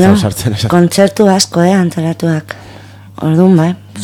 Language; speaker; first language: Basque; non-native, local second language; Spanish